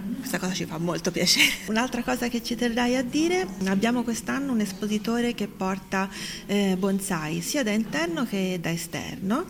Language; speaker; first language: Italian; native; Italian